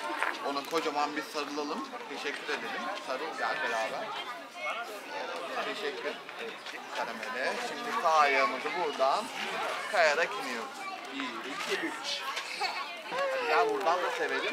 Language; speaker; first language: Turkish; native; Turkish